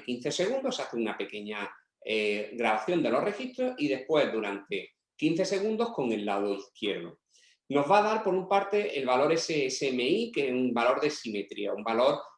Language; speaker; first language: Spanish; native; Spanish